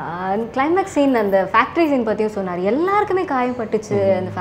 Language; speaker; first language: Tamil; native; Tamil